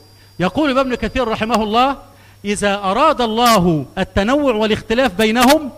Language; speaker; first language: Arabic; native; Arabic